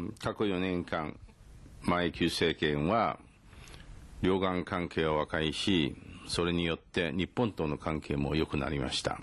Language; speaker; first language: Japanese; non-native, fluent; Chinese